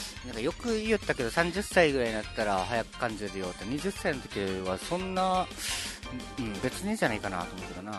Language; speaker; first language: Japanese; native; Japanese